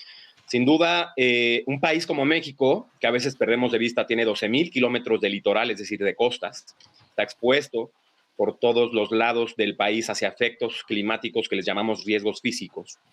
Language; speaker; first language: Spanish; native; Spanish